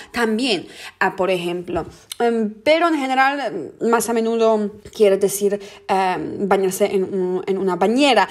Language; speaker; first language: Spanish; non-native, fluent; Polish